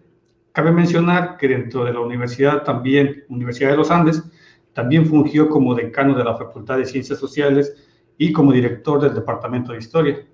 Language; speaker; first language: Spanish; native; Spanish